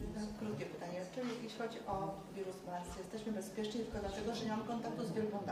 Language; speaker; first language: Polish; native; Polish